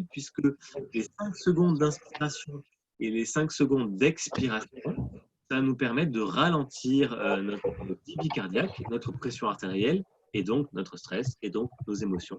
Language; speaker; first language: French; native; French